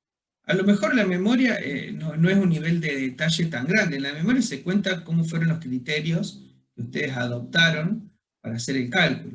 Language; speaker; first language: Spanish; native; Spanish